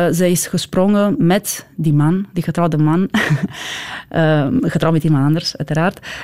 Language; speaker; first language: Dutch; non-native, fluent; Romanian